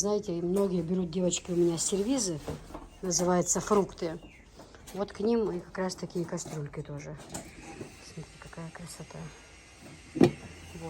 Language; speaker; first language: Russian; non-native, local second language; Chechen